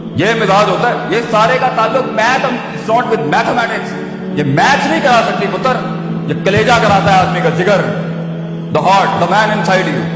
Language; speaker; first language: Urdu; non-native, local second language; Punjabi